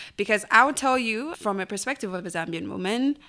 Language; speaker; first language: English; non-native, local second language; Bemba